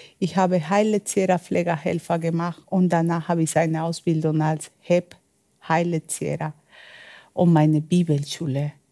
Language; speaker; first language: German; non-native, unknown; Spanish